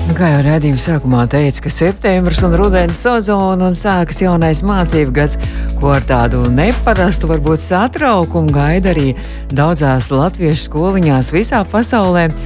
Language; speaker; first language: Latvian; native; Latvian